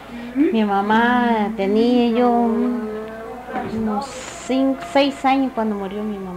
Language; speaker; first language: Spanish; non-native, local second language; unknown